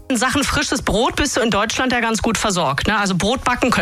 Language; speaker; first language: German; native; German